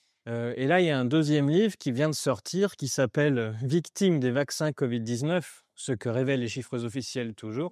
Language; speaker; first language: French; native; French